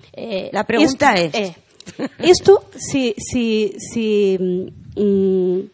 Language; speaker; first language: Spanish; non-native, learner; Portuguese